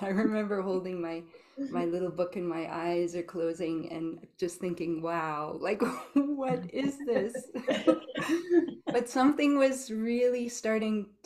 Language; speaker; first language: English; native; English